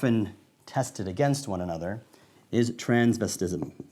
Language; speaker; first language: English; native; English